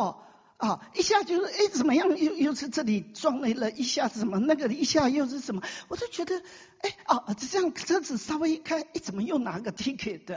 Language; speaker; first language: Chinese; native; Chinese